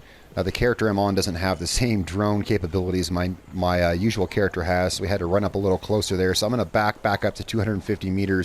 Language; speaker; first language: English; native; English